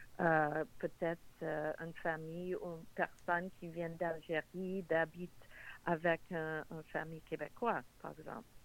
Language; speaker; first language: French; non-native, local second language; English